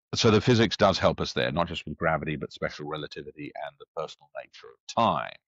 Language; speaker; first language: English; native; English